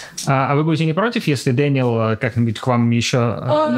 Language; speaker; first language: Russian; native; Russian